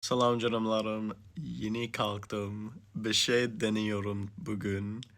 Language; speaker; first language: Turkish; early bilingual, heritage; Turkish